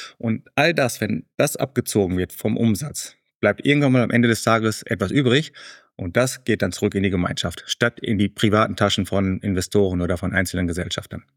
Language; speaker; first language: German; early bilingual, other home language; Spanish